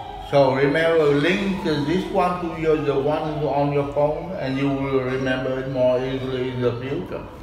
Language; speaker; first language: English; non-native, fluent; Vietnamese